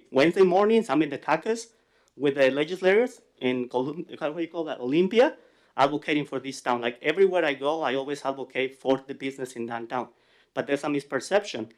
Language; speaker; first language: English; non-native, fluent; Spanish